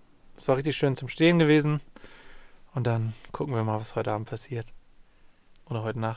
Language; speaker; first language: German; native; German